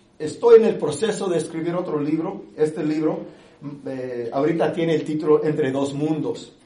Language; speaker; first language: Spanish; early bilingual, heritage; English